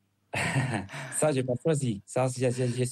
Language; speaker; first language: French; non-native, fluent; Spanish